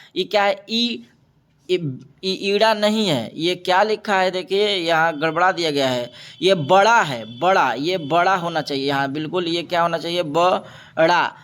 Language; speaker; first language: Hindi; native; Hindi